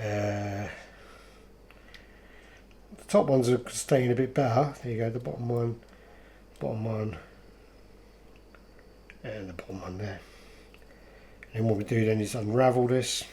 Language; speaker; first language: English; native; English